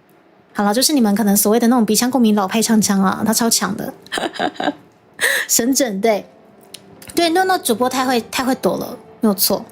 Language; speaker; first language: Chinese; native; Chinese